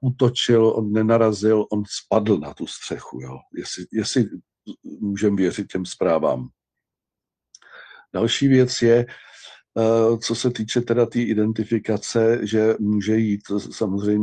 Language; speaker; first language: Czech; native; Czech